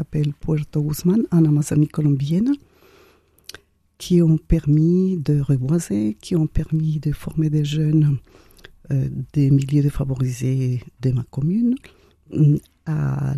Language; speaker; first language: French; non-native, fluent; Spanish